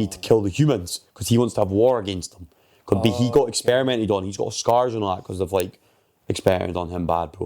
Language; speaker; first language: English; native; English